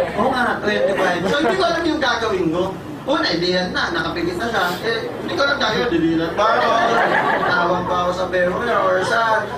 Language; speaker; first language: Filipino; native; Filipino